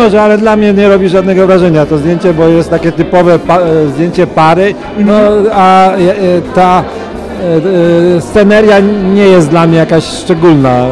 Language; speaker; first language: Polish; native; Polish